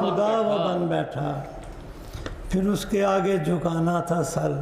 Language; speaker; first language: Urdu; non-native, local second language; Punjabi